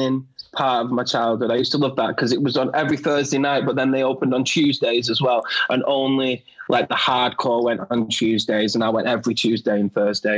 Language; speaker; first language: English; native; English